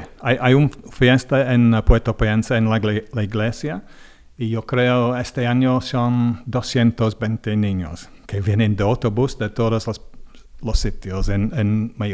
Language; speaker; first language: Spanish; non-native, learner; English